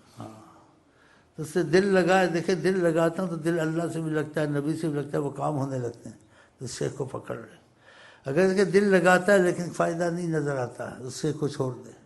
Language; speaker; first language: Urdu; non-native, local second language; Saraiki